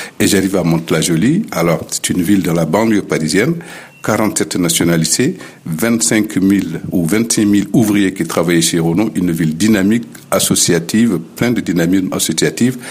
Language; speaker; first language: French; non-native, local second language; Fula